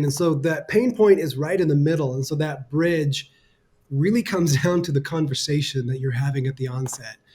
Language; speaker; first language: English; native; English